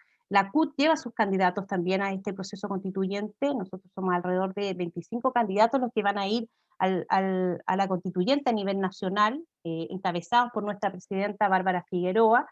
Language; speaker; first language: Spanish; native; Spanish